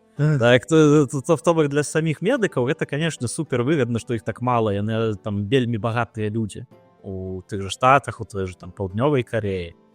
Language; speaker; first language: Belarusian; non-native, local second language; Russian